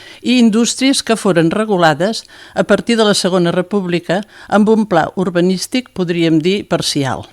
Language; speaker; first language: Catalan; native; Catalan